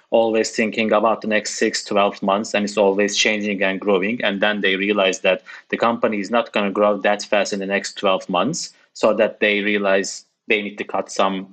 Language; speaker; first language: English; non-native, fluent; Turkish